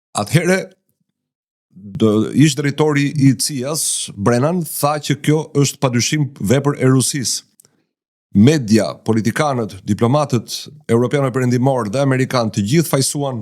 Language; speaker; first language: Albanian; native; Albanian